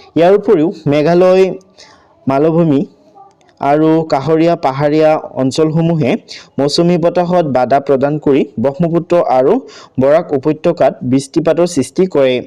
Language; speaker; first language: Assamese; native; Assamese